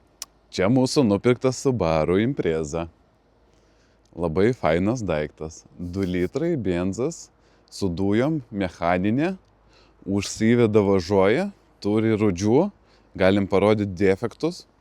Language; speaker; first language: Lithuanian; native; Lithuanian